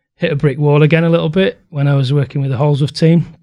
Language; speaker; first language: English; native; English